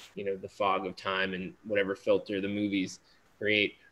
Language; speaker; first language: English; native; English